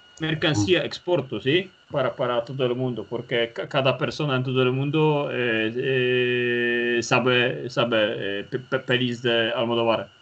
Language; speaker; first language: Spanish; non-native, learner; Polish